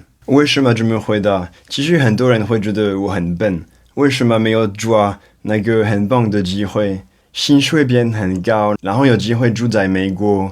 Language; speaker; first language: Chinese; non-native, fluent; French